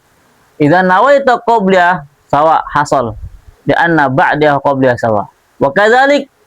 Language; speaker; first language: Arabic; non-native, fluent; Indonesian